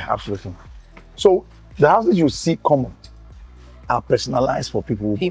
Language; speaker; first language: English; non-native, local second language; Igbo